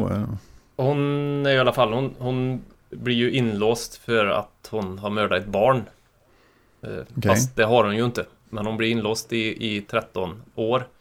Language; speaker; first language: Swedish; native; Swedish